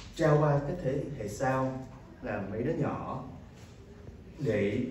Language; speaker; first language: Vietnamese; early bilingual, heritage; Vietnamese